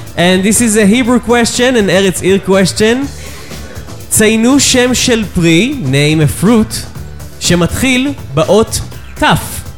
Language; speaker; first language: Hebrew; native; Hebrew